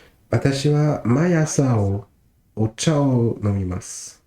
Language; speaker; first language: Japanese; non-native, learner; French